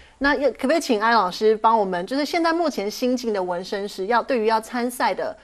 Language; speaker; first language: Chinese; native; Chinese